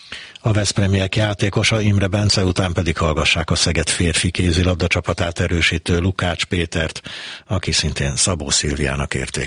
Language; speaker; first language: Hungarian; native; Hungarian